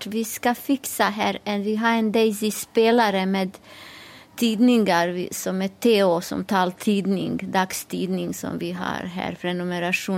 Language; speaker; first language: Swedish; non-native, fluent; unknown